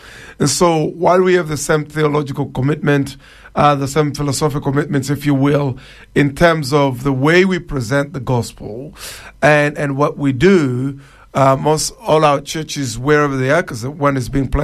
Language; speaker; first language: English; non-native, fluent; Luba-Lulua